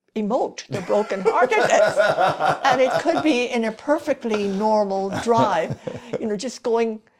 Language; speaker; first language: English; native; English